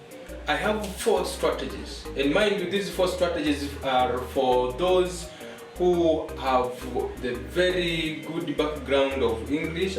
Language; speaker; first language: English; non-native, local second language; Swahili